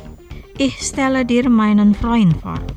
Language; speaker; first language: German; non-native, fluent; Indonesian